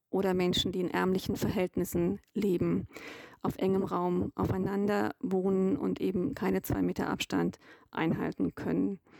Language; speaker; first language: German; native; German